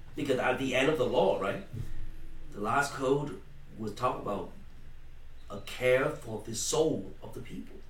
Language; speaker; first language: English; non-native, fluent; Vietnamese